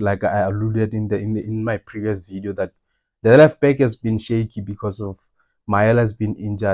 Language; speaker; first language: English; non-native, local second language; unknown